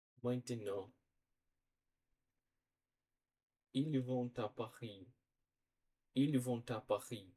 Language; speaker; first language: French; non-native, learner; Portuguese